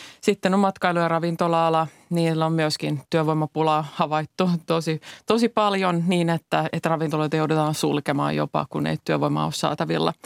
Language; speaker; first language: Finnish; native; Finnish